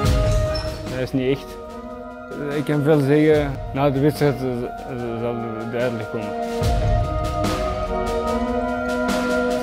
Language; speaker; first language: Dutch; non-native, fluent; Armenian